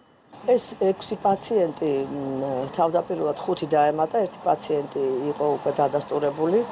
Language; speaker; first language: Georgian; native; Georgian